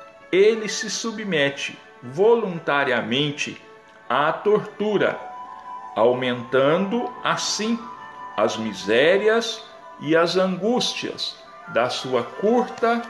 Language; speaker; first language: Portuguese; native; Portuguese